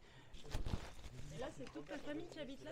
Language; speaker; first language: French; native; French